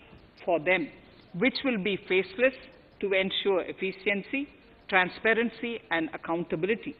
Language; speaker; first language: English; non-native, local second language; Tamil